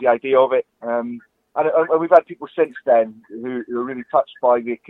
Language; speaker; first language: English; native; English